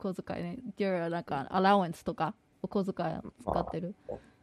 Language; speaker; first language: Japanese; native; Japanese